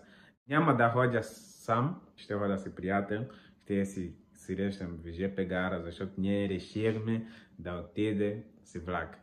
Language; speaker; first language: Bulgarian; non-native, learner; Portuguese